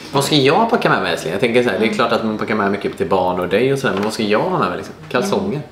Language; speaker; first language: Swedish; native; Swedish